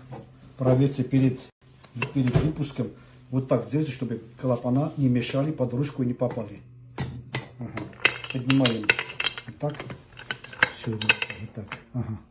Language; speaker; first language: Russian; non-native, fluent; Armenian